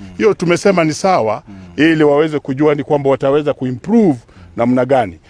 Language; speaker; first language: Swahili; non-native, local second language; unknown